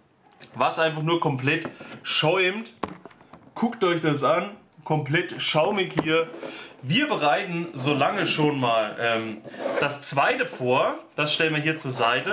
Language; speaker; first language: German; native; German